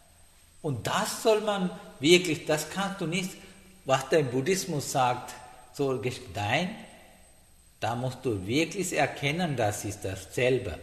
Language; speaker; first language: German; non-native, learner; Sinhala